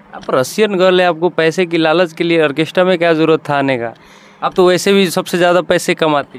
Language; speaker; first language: Hindi; native; Hindi